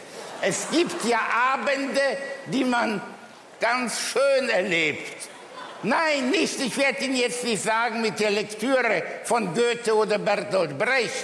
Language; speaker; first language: German; early bilingual, other home language; Polish